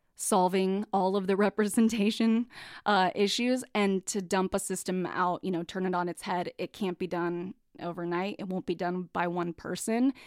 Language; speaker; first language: English; native; English